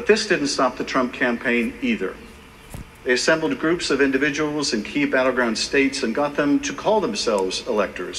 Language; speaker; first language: English; native; English